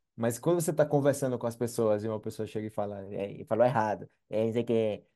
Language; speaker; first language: Portuguese; native; Portuguese